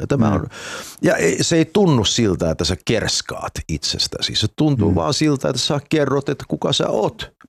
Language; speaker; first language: Finnish; non-native, fluent; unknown